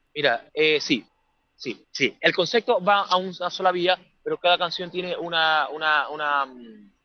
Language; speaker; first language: Spanish; native; Spanish